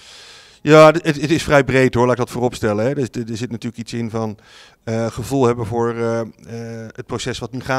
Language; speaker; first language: Dutch; native; Dutch